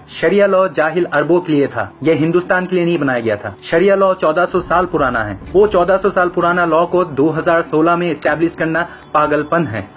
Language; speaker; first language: Hindi; non-native, fluent; Bangla